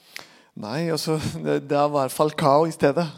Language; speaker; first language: Norwegian; non-native, fluent; Spanish